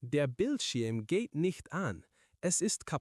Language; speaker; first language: German; non-native, learner; English